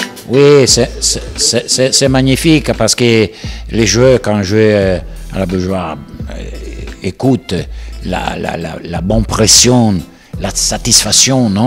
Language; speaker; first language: French; non-native, learner; Italian